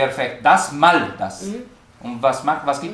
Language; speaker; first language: German; non-native, learner; Spanish